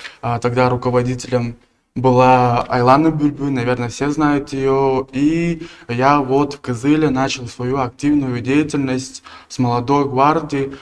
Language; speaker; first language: Russian; non-native, local second language; Tuvinian